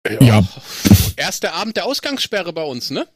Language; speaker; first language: German; native; German